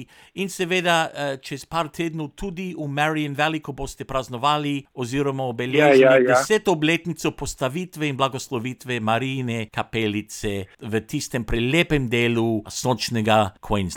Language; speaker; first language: Slovenian; non-native, local second language; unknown